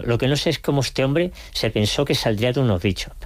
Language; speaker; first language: Spanish; native; Spanish